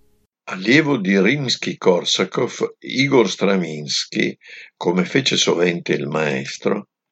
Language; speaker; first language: Italian; native; Italian